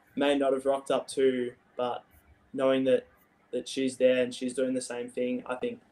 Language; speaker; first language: English; native; English